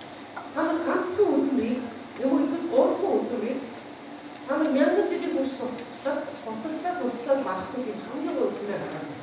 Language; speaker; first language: Mongolian; native; Mongolian